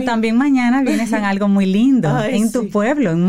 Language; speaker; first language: Spanish; native; Spanish